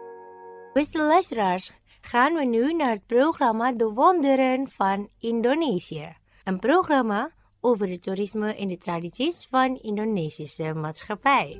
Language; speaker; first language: Dutch; non-native, fluent; Indonesian